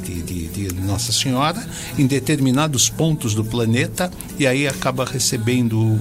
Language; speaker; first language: Portuguese; native; Portuguese